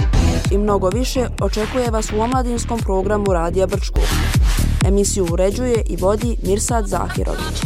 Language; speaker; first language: Serbian; native; Serbian